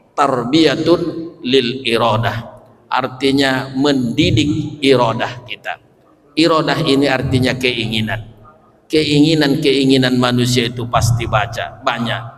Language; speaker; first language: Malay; non-native, local second language; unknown